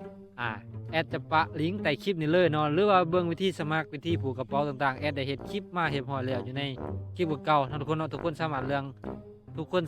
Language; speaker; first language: Thai; non-native, local second language; Northeastern Thai